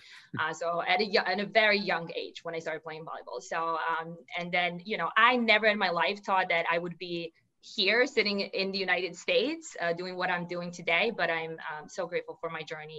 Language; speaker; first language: English; non-native, fluent; Serbian